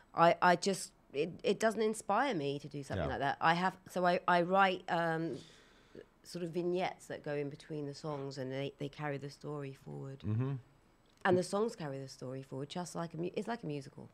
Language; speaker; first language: English; native; English